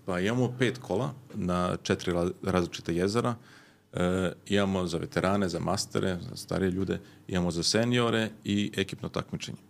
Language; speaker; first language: Serbian; early bilingual, heritage; Serbian